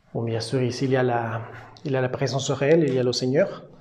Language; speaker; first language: French; non-native, fluent; Spanish